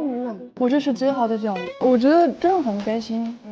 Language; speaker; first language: Chinese; non-native, fluent; French